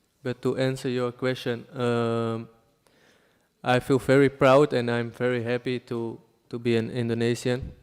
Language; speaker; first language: English; non-native, fluent; Dutch